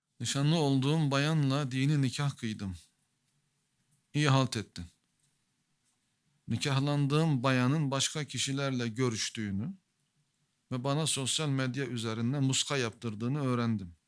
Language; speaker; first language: Turkish; native; Turkish